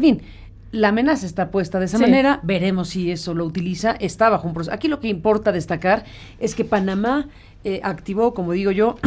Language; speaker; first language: Spanish; native; Spanish